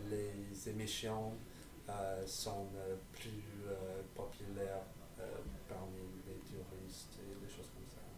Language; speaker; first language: French; non-native, learner; English